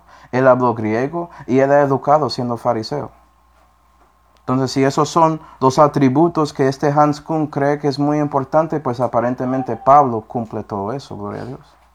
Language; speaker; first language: Spanish; non-native, fluent; English